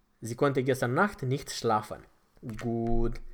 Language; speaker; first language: German; non-native, fluent; Romanian